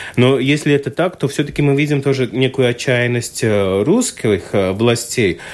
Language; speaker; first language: Russian; non-native, local second language; Latvian